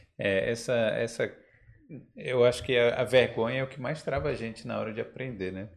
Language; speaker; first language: Portuguese; native; Portuguese